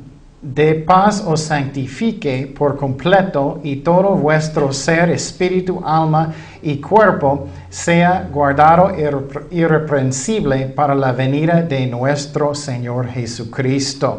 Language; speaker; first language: Spanish; non-native, fluent; English